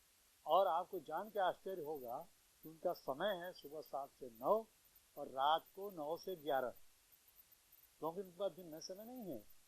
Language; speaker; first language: Hindi; native; Hindi